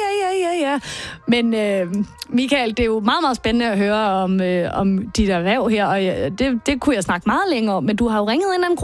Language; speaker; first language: Danish; native; Danish